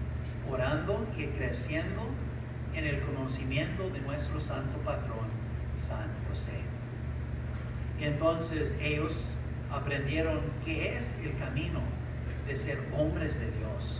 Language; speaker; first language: Spanish; early bilingual, heritage; English